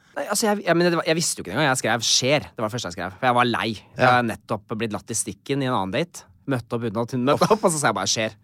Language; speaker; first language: Norwegian; native; Norwegian